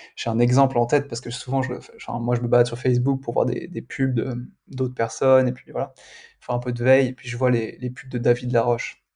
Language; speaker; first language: French; native; French